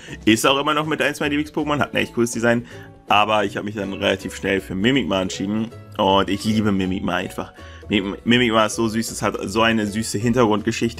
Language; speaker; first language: German; native; German